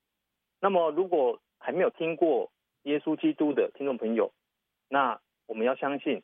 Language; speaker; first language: Chinese; native; Chinese